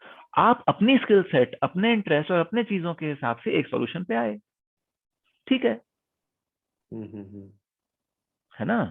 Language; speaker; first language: Hindi; native; Hindi